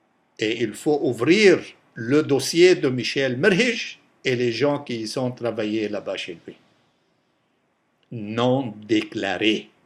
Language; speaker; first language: French; non-native, local second language; Arabic